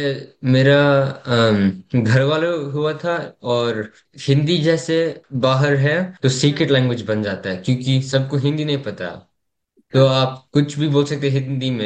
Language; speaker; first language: Hindi; early bilingual, heritage; English